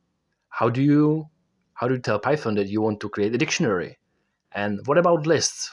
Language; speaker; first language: English; non-native, fluent; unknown